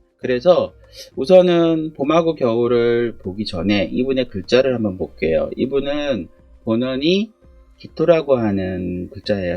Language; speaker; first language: Korean; native; Korean